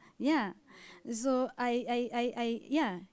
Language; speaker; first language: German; non-native, learner; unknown